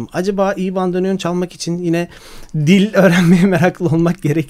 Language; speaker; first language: Turkish; native; Turkish